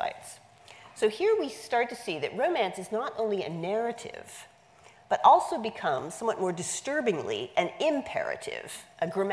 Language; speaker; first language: English; native; English